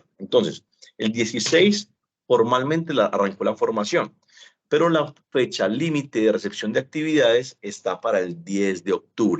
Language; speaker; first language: Spanish; native; Spanish